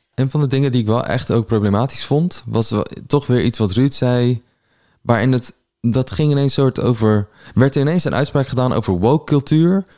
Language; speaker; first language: Dutch; early bilingual, other home language; Persian